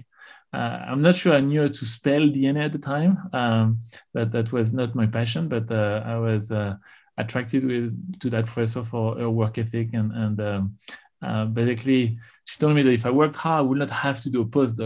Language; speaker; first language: English; non-native, fluent; French